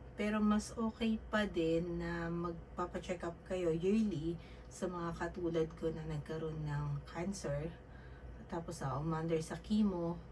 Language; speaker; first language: Filipino; native; Filipino